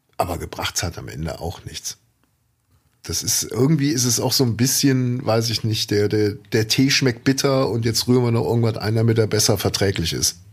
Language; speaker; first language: German; native; German